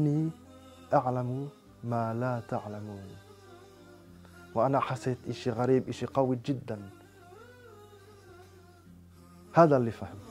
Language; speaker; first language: Arabic; non-native, fluent; French